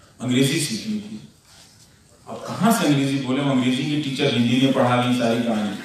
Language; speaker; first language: Hindi; non-native, local second language; Bhojpuri